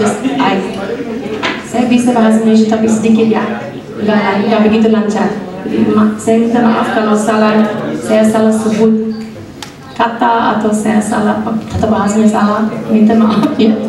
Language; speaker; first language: Indonesian; non-native, fluent; English